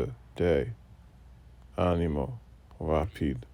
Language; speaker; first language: French; non-native, learner; English